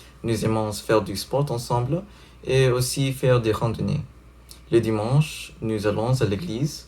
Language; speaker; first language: French; non-native, learner; English